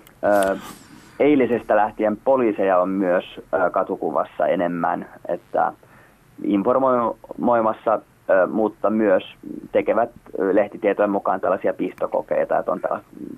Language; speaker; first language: Finnish; native; Finnish